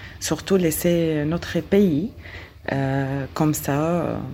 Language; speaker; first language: French; non-native, learner; Arabic